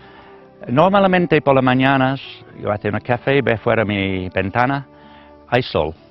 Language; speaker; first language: Spanish; non-native, learner; English